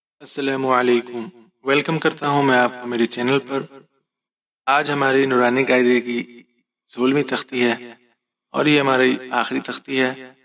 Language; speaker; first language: Urdu; native; Urdu